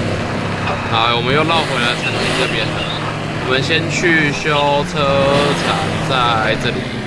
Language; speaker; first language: Chinese; native; Chinese